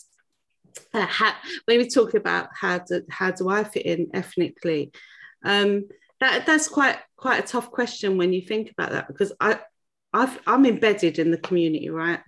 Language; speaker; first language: English; native; English